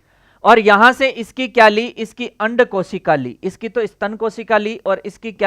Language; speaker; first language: Hindi; native; Hindi